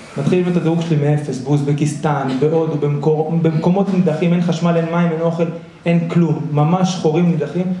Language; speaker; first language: Hebrew; early bilingual, other home language; Spanish